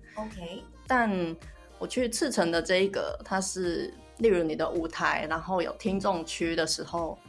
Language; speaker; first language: Chinese; non-native, local second language; Cantonese